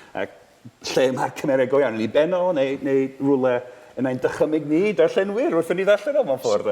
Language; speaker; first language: Welsh; non-native, fluent; English